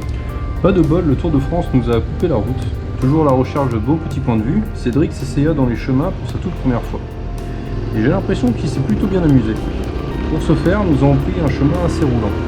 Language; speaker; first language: French; native; French